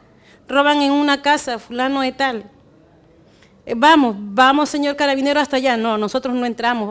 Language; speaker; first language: Spanish; native; Spanish